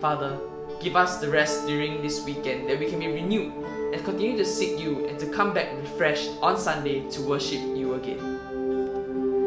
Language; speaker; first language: English; non-native, local second language; Chinese